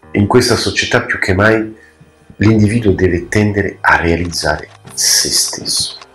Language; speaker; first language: Italian; non-native, fluent; French